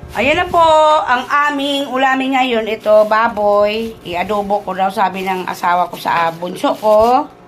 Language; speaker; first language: Filipino; native; Filipino